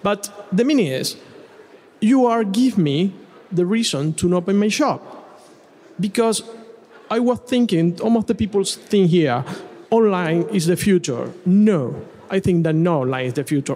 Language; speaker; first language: English; non-native, learner; Spanish